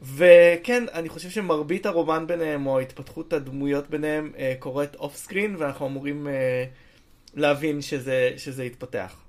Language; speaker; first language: Hebrew; native; Hebrew